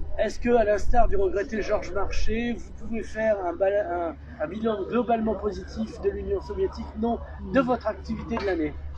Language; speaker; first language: French; native; French